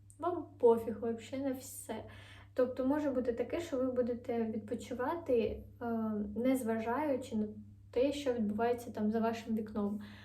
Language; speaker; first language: Ukrainian; non-native, local second language; Russian